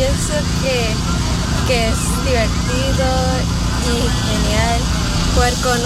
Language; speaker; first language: Spanish; early bilingual, other home language; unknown